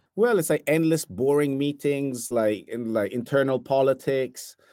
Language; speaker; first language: English; non-native, fluent; Italian